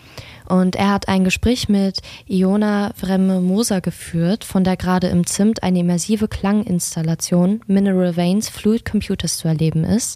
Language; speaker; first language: German; native; German